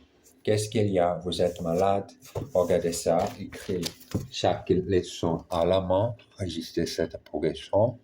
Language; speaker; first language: French; non-native, learner; German